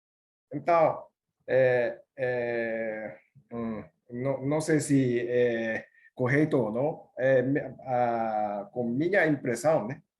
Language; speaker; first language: Portuguese; non-native, learner; Japanese